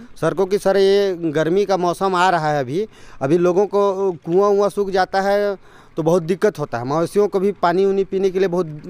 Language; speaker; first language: Hindi; native; Hindi